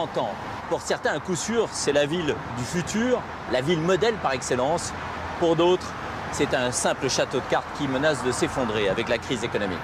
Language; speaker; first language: French; native; French